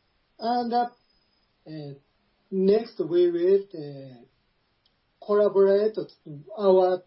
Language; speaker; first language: English; non-native, learner; Japanese